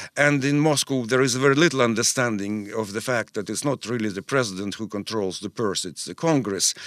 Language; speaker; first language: English; non-native, fluent; Russian